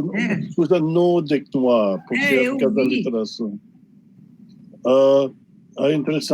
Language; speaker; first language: Portuguese; non-native, fluent; English